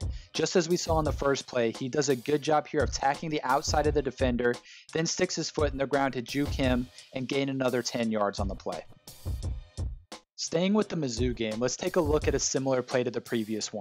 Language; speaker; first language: English; native; English